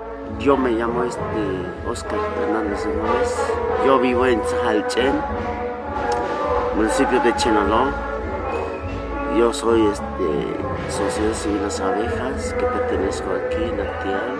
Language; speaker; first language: Spanish; non-native, local second language; Tzotzil